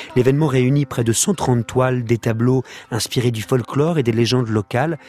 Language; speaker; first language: French; native; French